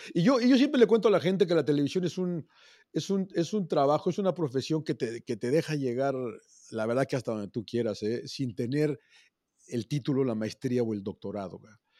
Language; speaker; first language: Spanish; native; Spanish